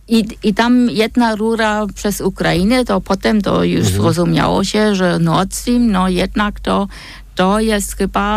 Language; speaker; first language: Polish; non-native, fluent; German